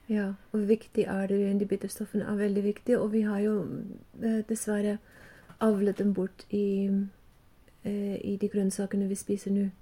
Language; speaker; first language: Norwegian; non-native, fluent; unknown